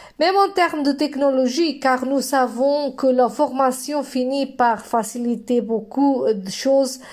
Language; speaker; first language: French; non-native, fluent; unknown